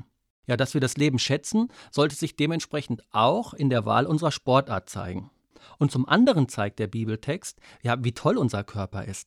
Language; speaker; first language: German; native; German